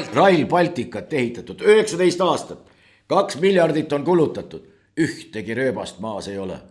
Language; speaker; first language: Estonian; native; Estonian